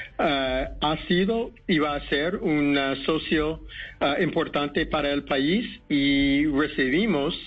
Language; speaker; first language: Spanish; non-native, fluent; English